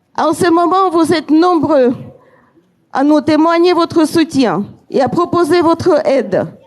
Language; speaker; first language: French; non-native, fluent; Ukrainian